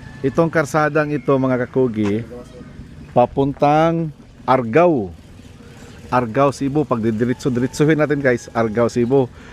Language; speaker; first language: Filipino; non-native, local second language; Cebuano